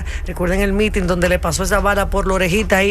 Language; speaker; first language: Spanish; native; Spanish